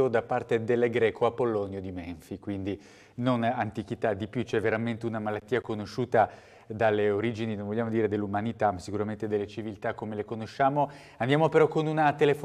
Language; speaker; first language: Italian; native; Italian